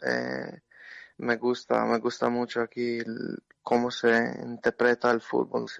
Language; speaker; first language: Spanish; non-native, learner; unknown